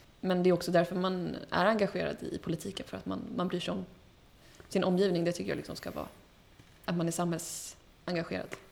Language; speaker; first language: Swedish; early bilingual, heritage; Swedish